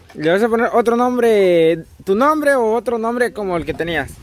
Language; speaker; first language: Spanish; native; Spanish